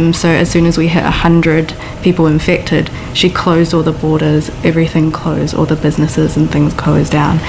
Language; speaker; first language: English; native; English